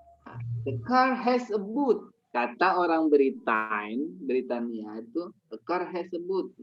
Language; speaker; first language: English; non-native, fluent; Indonesian